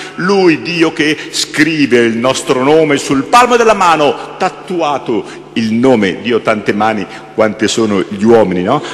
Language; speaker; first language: Italian; native; Italian